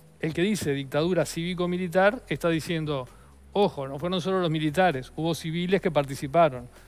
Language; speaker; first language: Spanish; native; Spanish